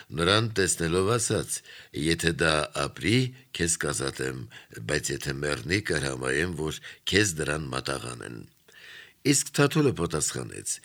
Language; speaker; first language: Armenian; native; Armenian